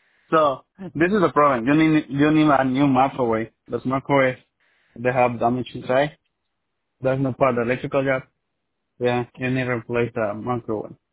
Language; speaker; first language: English; non-native, learner; Spanish